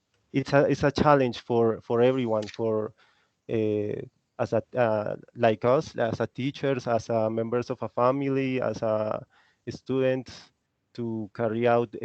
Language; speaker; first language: English; non-native, learner; Spanish